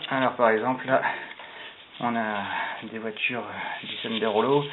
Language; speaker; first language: French; native; French